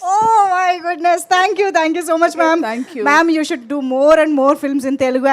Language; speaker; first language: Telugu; native; Telugu